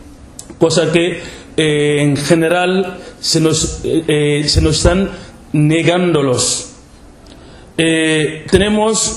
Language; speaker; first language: Spanish; non-native, local second language; Wolof